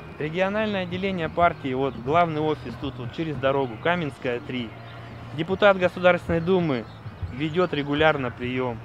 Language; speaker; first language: Russian; native; Russian